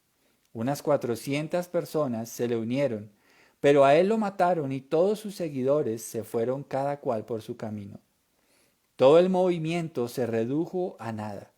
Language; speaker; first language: Spanish; native; Spanish